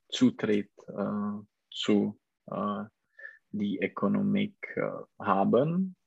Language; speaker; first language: German; non-native, learner; Czech